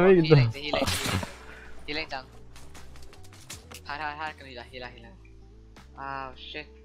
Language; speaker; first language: Swedish; native; Swedish